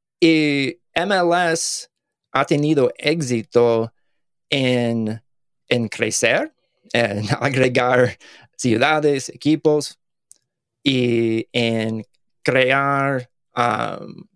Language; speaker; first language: Spanish; non-native, learner; English